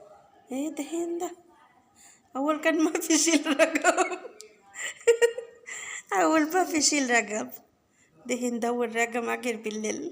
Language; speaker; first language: Arabic; non-native, learner; Bangla